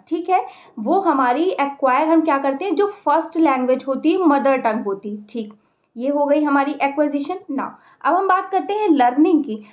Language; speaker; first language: Hindi; native; Hindi